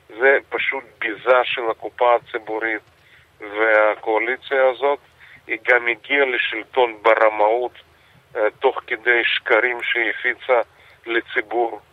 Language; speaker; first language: Hebrew; non-native, fluent; Russian